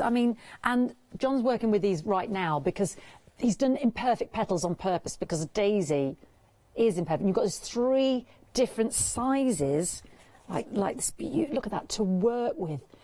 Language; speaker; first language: English; native; English